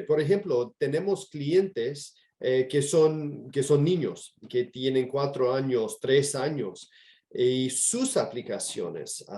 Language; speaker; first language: Spanish; non-native, fluent; English